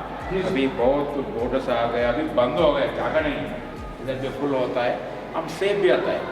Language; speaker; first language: Hindi; non-native, learner; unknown